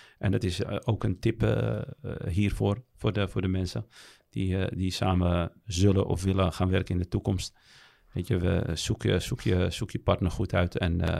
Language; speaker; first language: Dutch; early bilingual, other home language; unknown